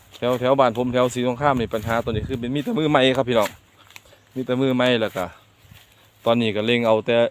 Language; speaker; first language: Thai; non-native, local second language; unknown